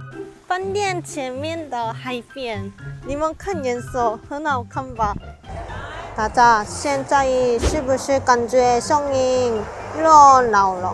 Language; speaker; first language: Chinese; non-native, fluent; Korean